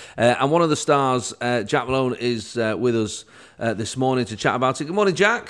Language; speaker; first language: English; native; English